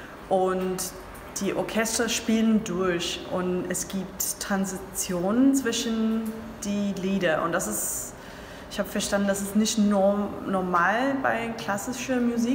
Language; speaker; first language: German; non-native, learner; English